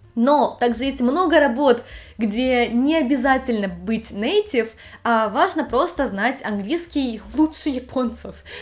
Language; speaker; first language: Russian; native; Russian